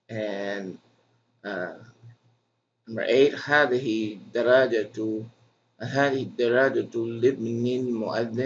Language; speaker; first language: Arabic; non-native, fluent; English